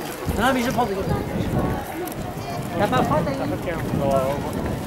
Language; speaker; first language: French; native; French